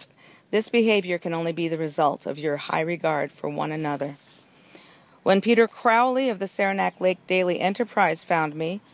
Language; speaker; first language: English; native; English